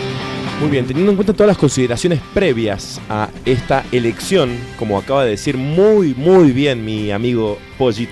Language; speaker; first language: Spanish; native; Spanish